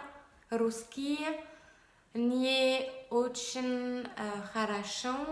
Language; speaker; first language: Russian; non-native, learner; French